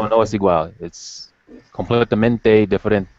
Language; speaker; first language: Spanish; non-native, learner; English